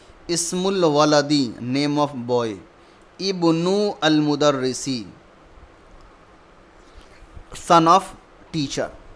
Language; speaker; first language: English; non-native, local second language; Urdu